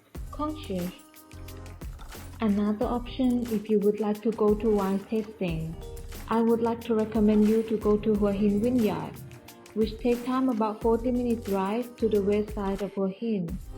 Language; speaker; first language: English; non-native, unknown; Thai